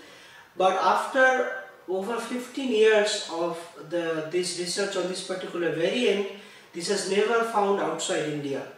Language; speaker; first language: English; non-native, local second language; Bangla